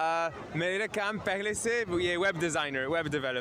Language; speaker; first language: Hindi; non-native, learner; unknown